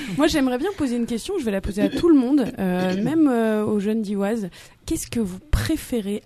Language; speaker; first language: French; native; French